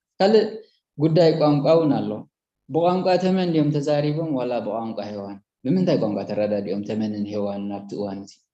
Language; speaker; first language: Tigrinya; native; Tigrinya